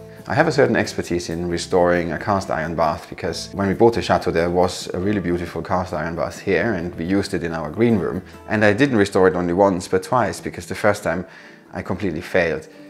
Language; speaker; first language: English; non-native, fluent; German